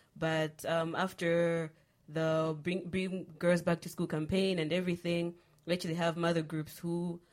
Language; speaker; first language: English; non-native, local second language; Nyanja